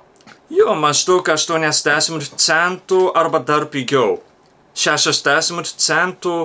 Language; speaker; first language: Lithuanian; non-native, fluent; Japanese